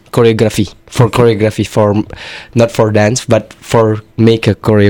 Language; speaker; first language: English; non-native, learner; Indonesian